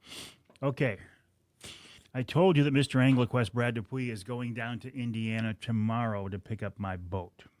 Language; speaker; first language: English; native; English